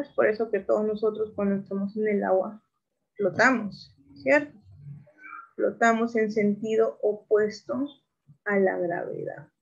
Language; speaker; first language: Spanish; native; Spanish